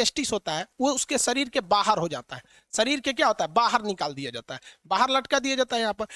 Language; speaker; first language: Hindi; native; Hindi